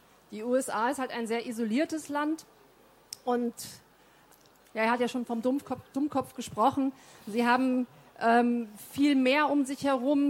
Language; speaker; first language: German; native; German